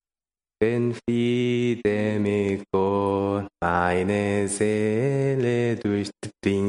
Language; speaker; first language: German; non-native, learner; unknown